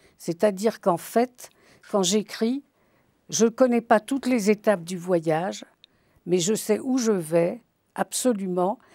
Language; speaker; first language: French; early bilingual, other home language; Yiddish